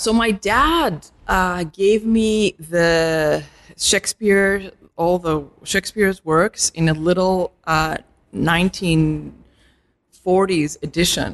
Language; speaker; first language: English; non-native, fluent; Arabic